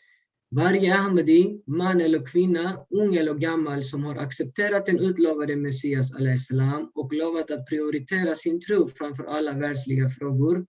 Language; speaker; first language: Swedish; early bilingual, other home language; Urdu